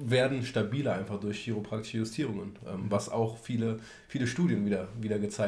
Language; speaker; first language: German; native; German